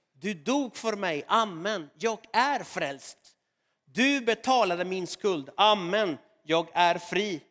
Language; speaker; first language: Swedish; non-native, fluent; Spanish